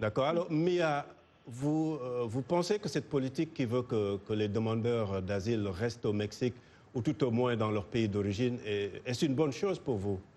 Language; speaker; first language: French; native; French